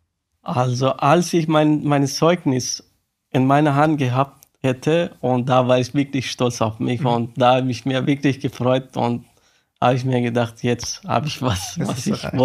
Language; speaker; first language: German; non-native, learner; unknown